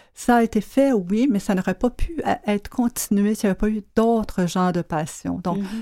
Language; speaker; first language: French; native; French